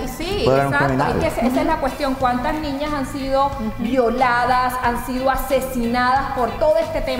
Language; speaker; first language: Spanish; native; Spanish